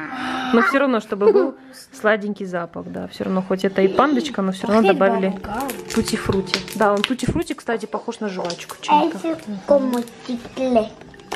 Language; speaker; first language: Russian; native; Russian